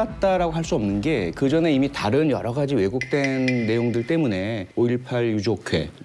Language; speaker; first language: Korean; native; Korean